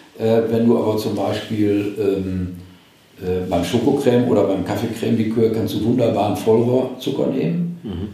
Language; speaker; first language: German; native; German